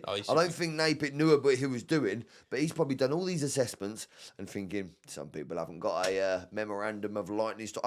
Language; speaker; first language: English; native; English